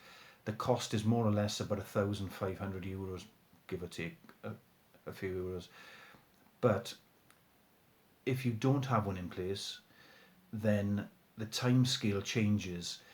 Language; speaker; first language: English; native; English